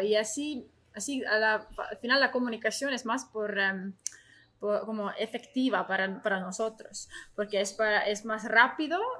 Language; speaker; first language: Spanish; non-native, learner; Estonian